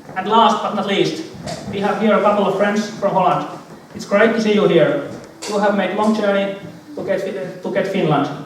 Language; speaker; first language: English; non-native, fluent; Finnish